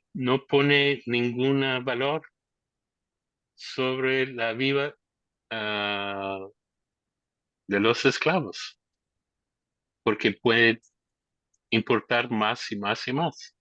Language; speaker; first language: Spanish; non-native, learner; English